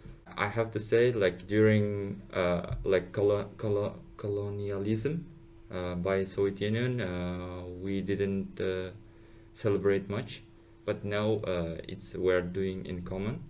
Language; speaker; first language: English; non-native, learner; Uzbek